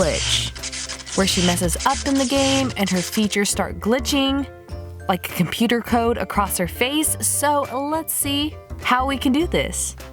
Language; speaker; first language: English; native; English